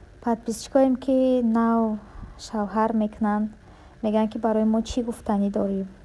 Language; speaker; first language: Tajik; native; Tajik